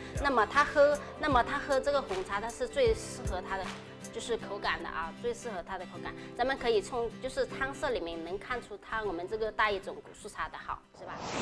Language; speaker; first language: Chinese; native; Chinese